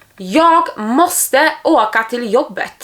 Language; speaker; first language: Swedish; non-native, fluent; Polish